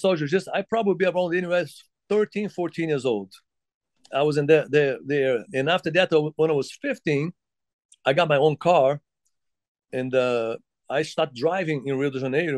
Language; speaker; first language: English; non-native, fluent; Portuguese